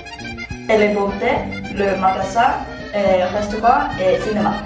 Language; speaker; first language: French; non-native, learner; Norwegian